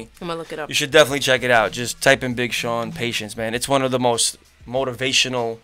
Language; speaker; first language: English; native; English